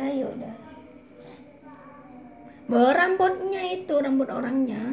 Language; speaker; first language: Indonesian; native; Indonesian